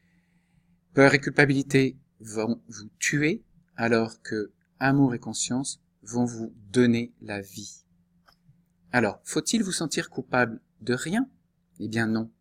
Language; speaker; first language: French; native; French